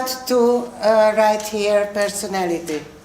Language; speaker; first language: English; non-native, fluent; Hungarian